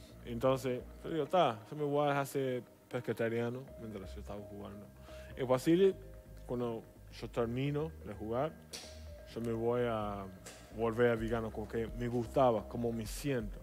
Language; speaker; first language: Spanish; non-native, learner; English